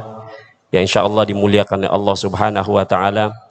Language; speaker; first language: Indonesian; native; Indonesian